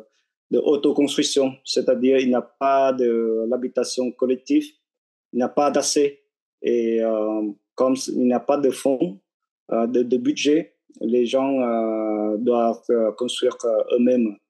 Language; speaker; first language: French; non-native, fluent; Vietnamese